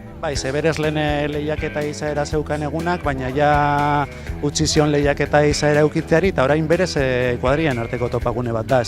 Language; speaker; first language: Basque; native; Basque